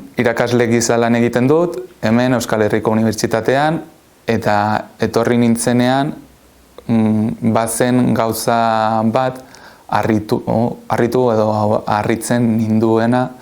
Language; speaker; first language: Basque; non-native, local second language; Catalan